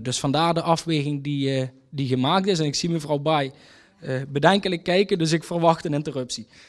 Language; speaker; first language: Dutch; native; Dutch